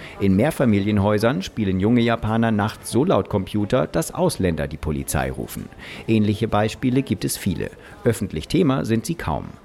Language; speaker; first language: German; native; German